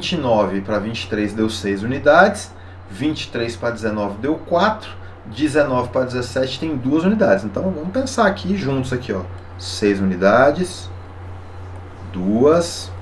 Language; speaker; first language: Portuguese; native; Portuguese